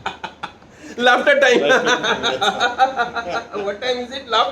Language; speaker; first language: English; non-native, local second language; Punjabi